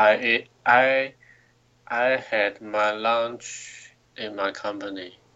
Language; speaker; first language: English; non-native, learner; Chinese